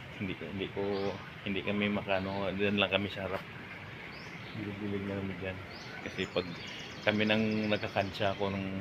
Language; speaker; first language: Filipino; non-native, local second language; Hiligaynon